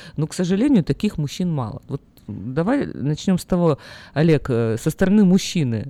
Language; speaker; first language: Russian; native; Russian